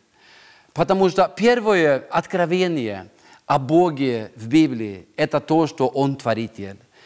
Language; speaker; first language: Russian; non-native, fluent; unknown